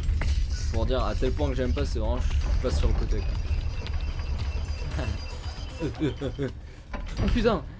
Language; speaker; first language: French; native; French